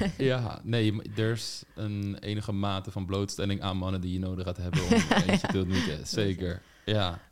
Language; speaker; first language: Dutch; native; Dutch